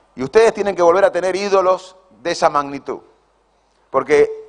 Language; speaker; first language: Spanish; native; Spanish